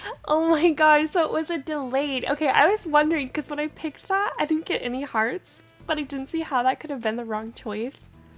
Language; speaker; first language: English; native; English